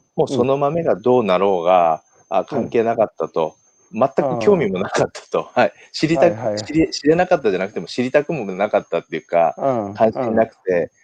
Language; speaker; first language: Japanese; native; Japanese